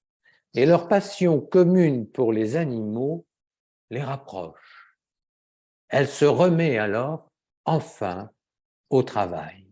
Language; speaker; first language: French; native; French